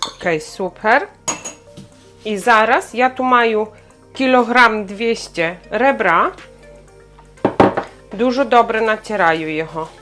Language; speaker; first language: Polish; non-native, learner; Ukrainian